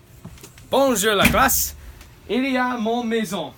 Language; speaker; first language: French; non-native, learner; English